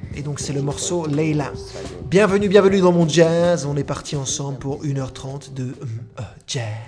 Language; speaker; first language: French; native; French